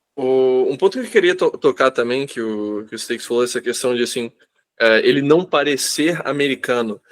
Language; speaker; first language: Portuguese; native; Portuguese